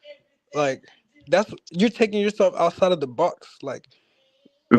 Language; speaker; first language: English; native; English